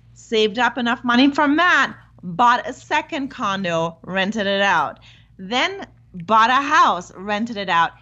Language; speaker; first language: English; non-native, fluent; German